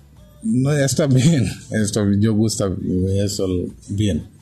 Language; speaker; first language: Spanish; non-native, learner; Bangla